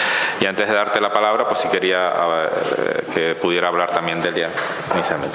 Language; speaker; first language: Spanish; native; Spanish